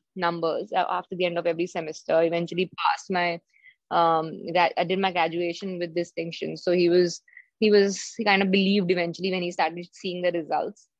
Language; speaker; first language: English; non-native, local second language; Hindi